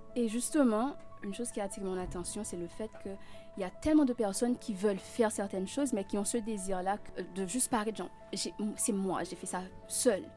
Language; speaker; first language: French; non-native, local second language; Haitian Creole